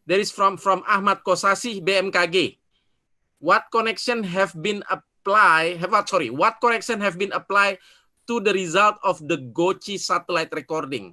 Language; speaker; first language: English; non-native, fluent; Indonesian